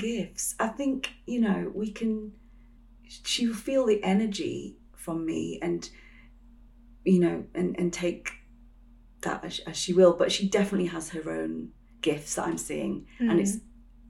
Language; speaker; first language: English; native; English